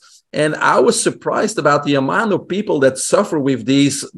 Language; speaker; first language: English; non-native, fluent; Dutch